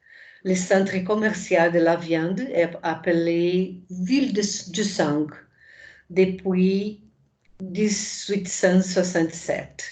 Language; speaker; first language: French; non-native, fluent; Portuguese